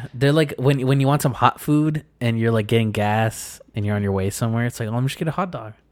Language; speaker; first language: English; early bilingual, other home language; Spanish